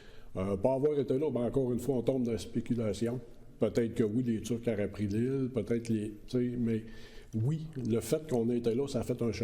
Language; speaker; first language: French; native; French